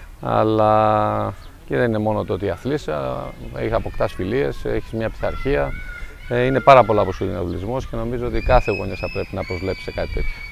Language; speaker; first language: Greek; native; Greek